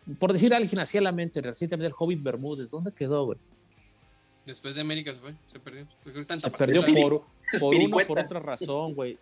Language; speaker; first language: Spanish; native; Spanish